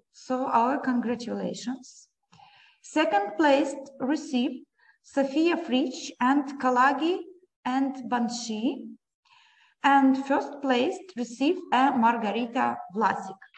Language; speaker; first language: English; non-native, learner; Ukrainian